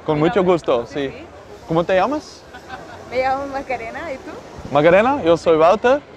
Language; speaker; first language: Spanish; non-native, learner; Dutch